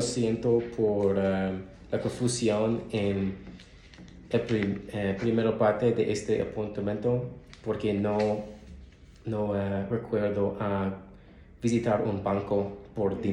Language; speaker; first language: Spanish; non-native, learner; English